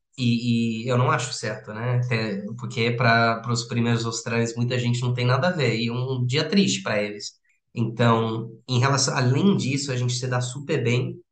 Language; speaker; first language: Portuguese; non-native, fluent; English